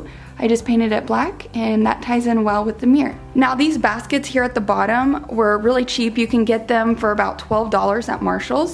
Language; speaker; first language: English; native; English